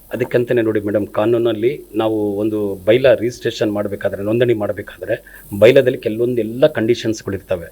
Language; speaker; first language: Kannada; native; Kannada